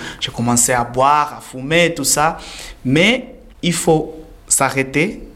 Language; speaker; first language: French; non-native, learner; Portuguese